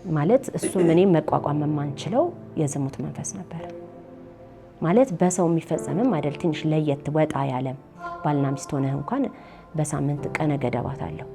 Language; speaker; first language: Amharic; native; Amharic